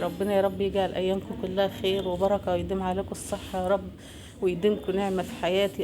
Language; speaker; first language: Arabic; native; Arabic